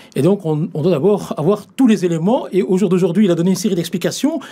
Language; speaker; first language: French; native; French